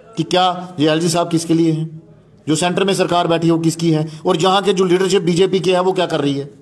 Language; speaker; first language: Hindi; non-native, local second language; Dogri